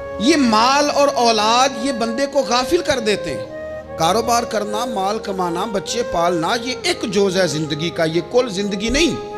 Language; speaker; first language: Urdu; non-native, local second language; Punjabi